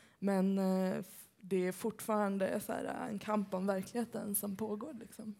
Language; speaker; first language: Swedish; early bilingual, other home language; Persian